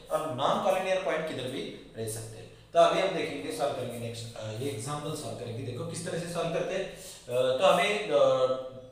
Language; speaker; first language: Hindi; non-native, local second language; Marathi